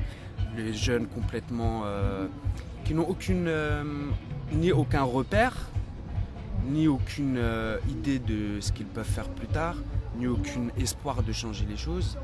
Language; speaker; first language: French; native; French